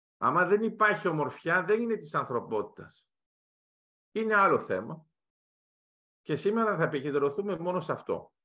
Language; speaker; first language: Greek; early bilingual, heritage; Greek